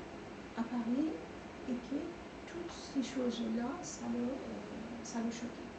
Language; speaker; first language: French; non-native, fluent; Persian